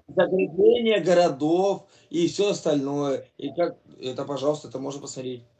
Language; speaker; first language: Russian; native; Russian